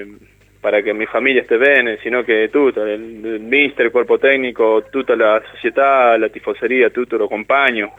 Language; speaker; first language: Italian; non-native, learner; Spanish